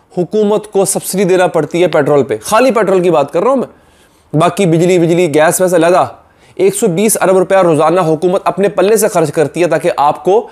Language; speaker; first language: Urdu; native; Urdu